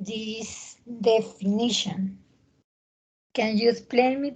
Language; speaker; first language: English; non-native, learner; Spanish